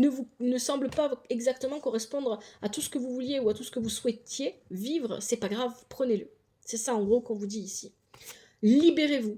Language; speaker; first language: French; native; French